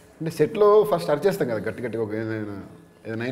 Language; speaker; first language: Telugu; native; Telugu